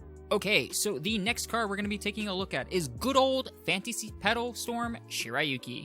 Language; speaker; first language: English; native; English